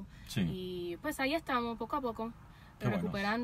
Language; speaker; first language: Spanish; native; Spanish